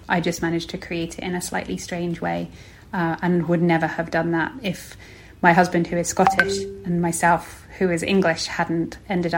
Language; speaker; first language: English; native; English